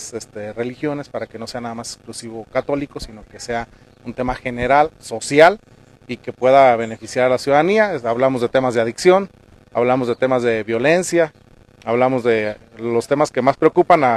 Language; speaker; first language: Spanish; native; Spanish